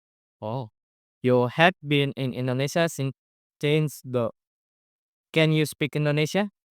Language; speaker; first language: English; non-native, learner; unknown